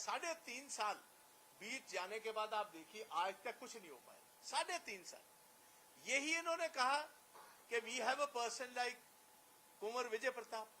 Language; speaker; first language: Hindi; non-native, local second language; Punjabi